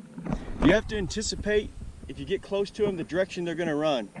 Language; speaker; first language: English; native; English